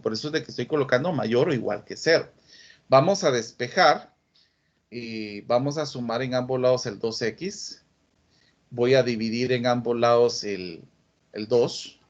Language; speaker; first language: Spanish; native; Spanish